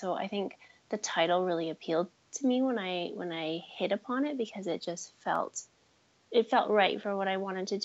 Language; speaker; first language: English; native; English